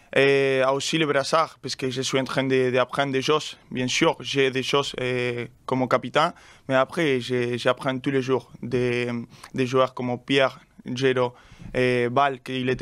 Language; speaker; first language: French; non-native, learner; Spanish